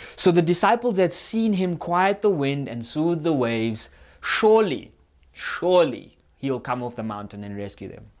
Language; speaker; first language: English; native; English